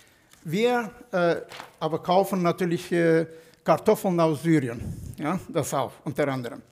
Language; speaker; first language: German; non-native, fluent; Turkish